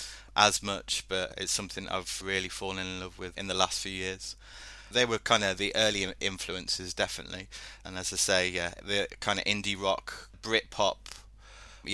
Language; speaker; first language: English; native; English